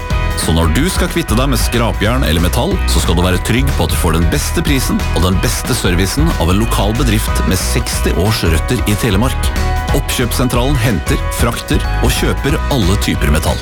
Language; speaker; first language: Norwegian; native; Norwegian